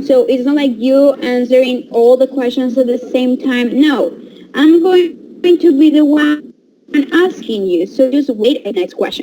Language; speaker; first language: English; non-native, fluent; Spanish